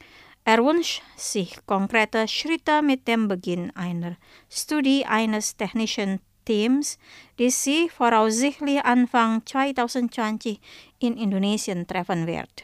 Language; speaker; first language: German; non-native, fluent; Indonesian